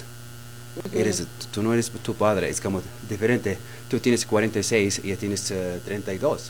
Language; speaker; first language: Spanish; non-native, learner; Arabic